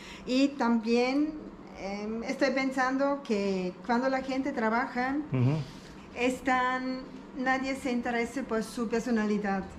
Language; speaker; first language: Spanish; non-native, learner; German